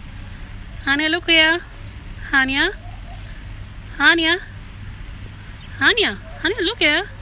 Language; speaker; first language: English; non-native, local second language; Hindi